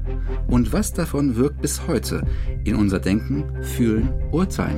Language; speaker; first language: German; native; German